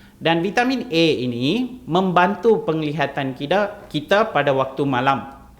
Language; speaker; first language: Malay; non-native, local second language; Tamil